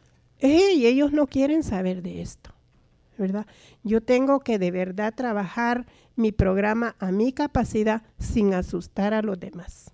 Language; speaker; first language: Spanish; native; Spanish